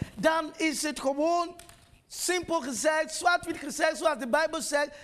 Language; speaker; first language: Dutch; non-native, fluent; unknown